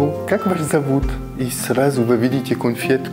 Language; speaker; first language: Russian; non-native, fluent; French